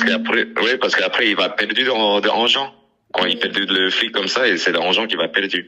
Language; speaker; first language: French; non-native, learner; English